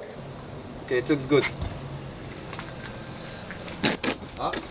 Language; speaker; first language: English; non-native, fluent; French